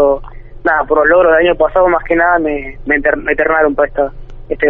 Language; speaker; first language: Spanish; native; Spanish